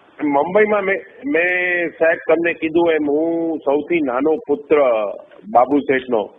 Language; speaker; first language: Gujarati; non-native, local second language; Kachhi